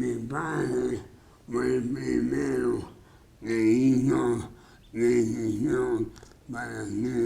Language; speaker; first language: Spanish; non-native, fluent; English